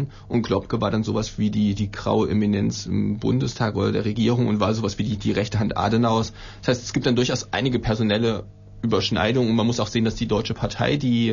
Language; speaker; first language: German; native; German